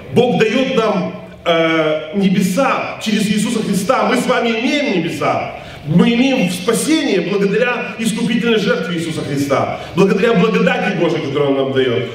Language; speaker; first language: Russian; native; Russian